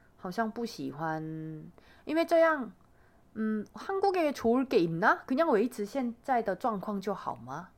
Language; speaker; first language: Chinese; non-native, fluent; Korean